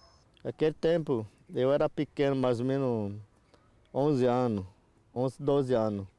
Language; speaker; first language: Portuguese; non-native, local second language; Yanomámi